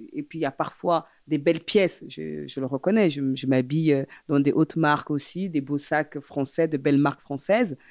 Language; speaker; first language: French; early bilingual, other home language; Fula